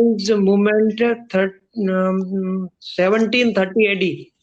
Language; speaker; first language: English; non-native, learner; Rajasthani